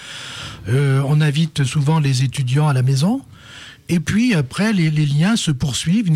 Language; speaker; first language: French; native; French